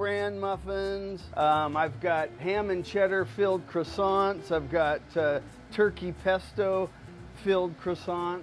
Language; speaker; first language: English; native; English